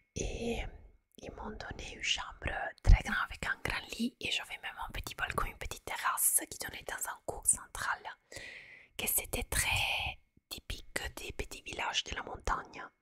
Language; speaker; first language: French; non-native, fluent; Italian